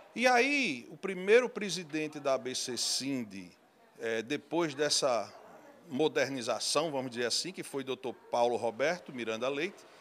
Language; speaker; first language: Portuguese; native; Portuguese